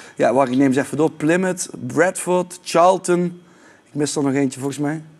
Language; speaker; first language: Dutch; native; Dutch